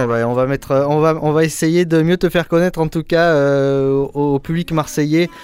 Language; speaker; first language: French; native; French